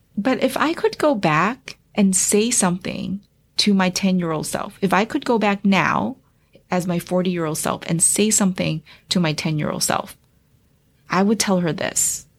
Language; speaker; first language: English; early bilingual, other home language; Chinese